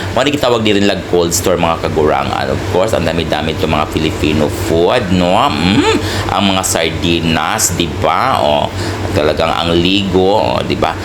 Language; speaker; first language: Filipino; non-native, local second language; Cebuano